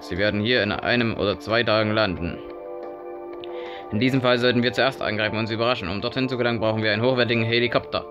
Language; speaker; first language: German; native; German